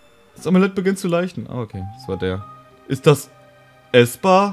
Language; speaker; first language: German; native; German